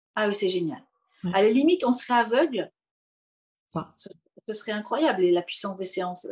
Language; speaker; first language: French; native; French